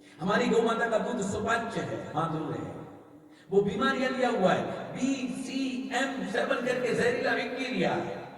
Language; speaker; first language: Hindi; native; Hindi